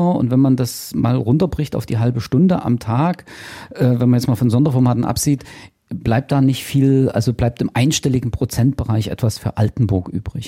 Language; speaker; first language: German; native; German